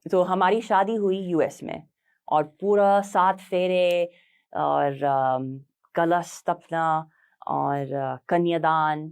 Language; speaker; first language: Hindi; non-native, fluent; English